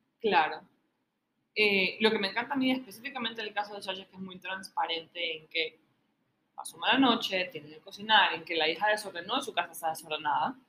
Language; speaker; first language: Spanish; native; Spanish